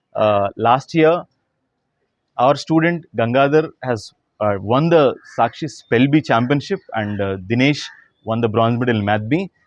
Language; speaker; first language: English; non-native, local second language; Telugu